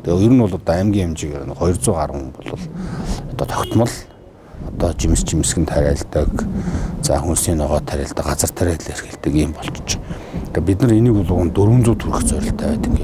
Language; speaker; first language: Mongolian; native; Mongolian